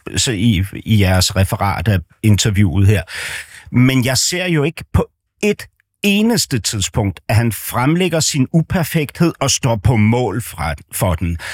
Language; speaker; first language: Danish; native; Danish